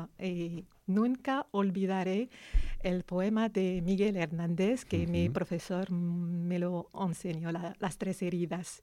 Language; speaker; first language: Spanish; non-native, learner; Arabic